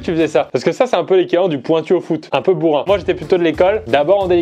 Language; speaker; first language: French; native; French